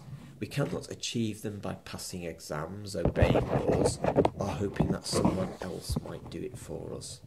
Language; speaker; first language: English; native; English